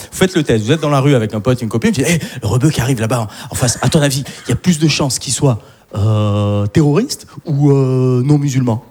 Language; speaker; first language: French; early bilingual, other home language; Arabic